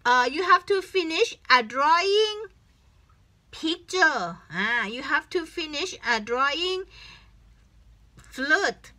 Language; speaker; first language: English; non-native, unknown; Thai